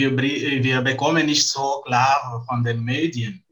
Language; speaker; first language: German; non-native, fluent; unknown